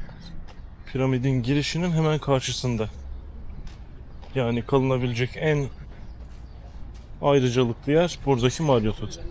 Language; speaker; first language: Turkish; native; Turkish